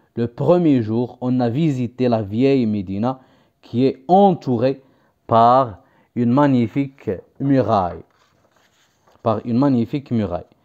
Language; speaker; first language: French; non-native, local second language; Arabic